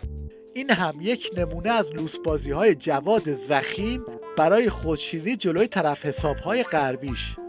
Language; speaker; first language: Persian; native; Persian